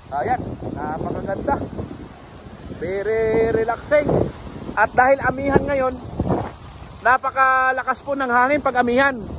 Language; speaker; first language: Filipino; native; Filipino